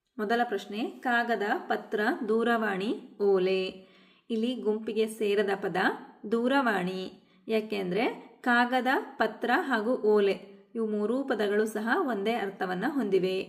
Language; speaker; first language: Kannada; native; Kannada